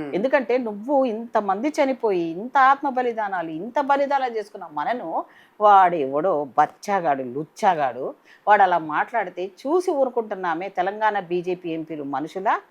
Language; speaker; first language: Telugu; native; Telugu